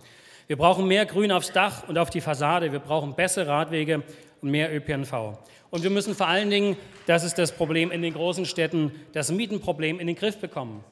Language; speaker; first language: German; native; German